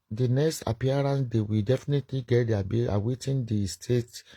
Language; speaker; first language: English; non-native, local second language; Yoruba